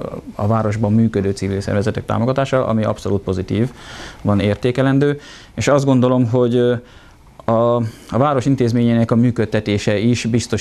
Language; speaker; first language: Hungarian; native; Hungarian